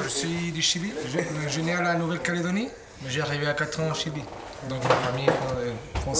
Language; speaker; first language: French; early bilingual, heritage; French